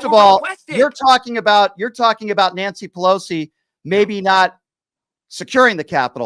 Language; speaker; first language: English; native; English